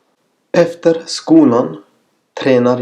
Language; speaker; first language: Swedish; non-native, fluent; Arabic